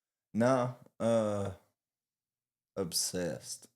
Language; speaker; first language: English; native; English